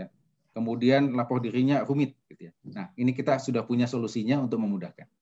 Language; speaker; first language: Indonesian; native; Indonesian